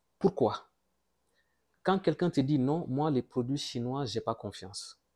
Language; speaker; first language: French; non-native, local second language; Wolof